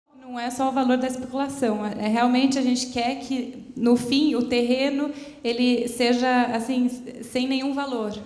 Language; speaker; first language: Portuguese; native; Portuguese